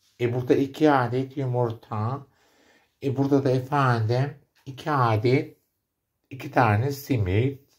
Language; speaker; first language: Turkish; native; Turkish